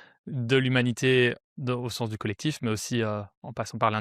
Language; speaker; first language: French; native; French